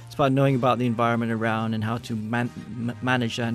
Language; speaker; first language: English; native; English